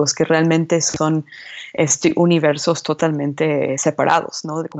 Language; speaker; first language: Spanish; non-native, fluent; English